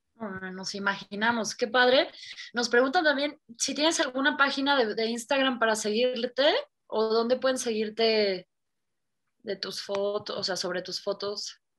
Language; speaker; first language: Spanish; native; Spanish